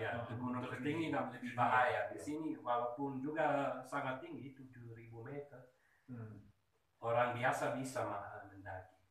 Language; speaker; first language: Indonesian; early bilingual, heritage; Dutch